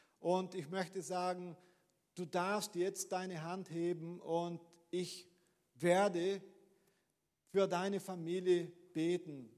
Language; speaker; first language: German; non-native, fluent; Portuguese